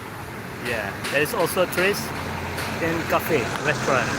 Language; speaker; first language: English; non-native, learner; Indonesian